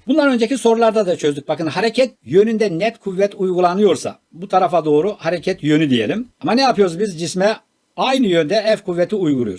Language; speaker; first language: Turkish; native; Turkish